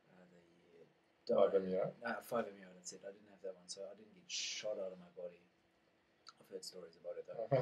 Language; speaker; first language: English; non-native, fluent; German